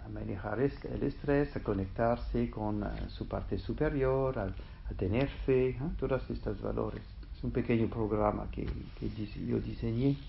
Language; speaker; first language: Spanish; non-native, fluent; French